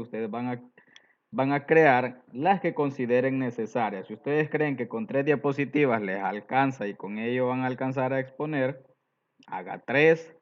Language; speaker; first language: Spanish; native; Spanish